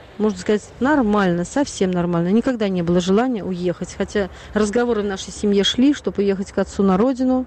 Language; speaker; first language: Russian; native; Russian